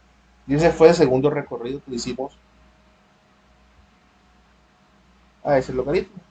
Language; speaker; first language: Spanish; native; Spanish